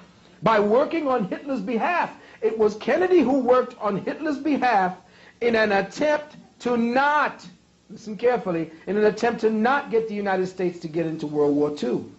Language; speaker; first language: English; native; English